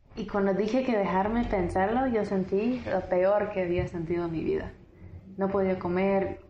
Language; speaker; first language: Spanish; non-native, fluent; English